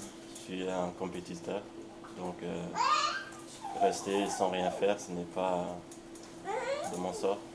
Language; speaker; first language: French; non-native, local second language; Luxembourgish